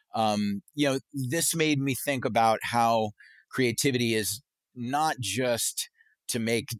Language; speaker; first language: English; native; English